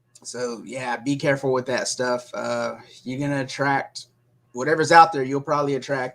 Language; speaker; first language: English; native; English